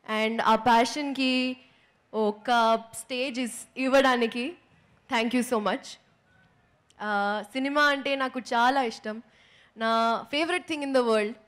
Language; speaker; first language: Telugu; non-native, local second language; Hindi